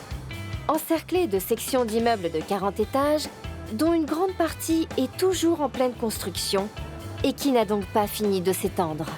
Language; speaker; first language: French; native; French